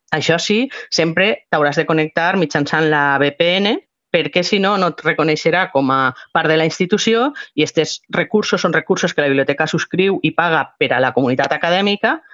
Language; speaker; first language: Catalan; native; Catalan